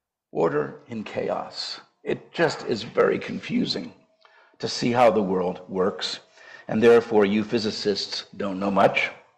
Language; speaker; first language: English; native; English